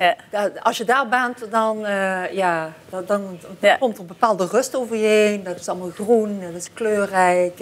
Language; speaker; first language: Dutch; native; Dutch